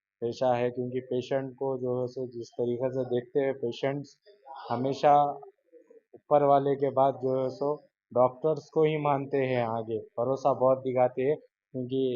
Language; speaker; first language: Hindi; non-native, local second language; Urdu